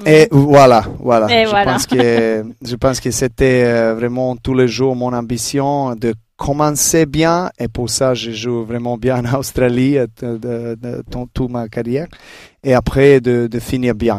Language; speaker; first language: French; non-native, learner; Serbian